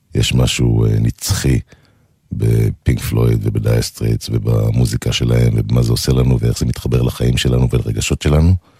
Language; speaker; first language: Hebrew; native; Hebrew